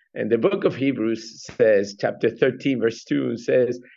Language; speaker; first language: English; non-native, fluent; Spanish